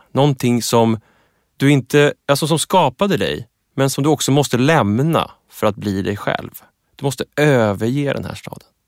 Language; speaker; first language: Swedish; native; Swedish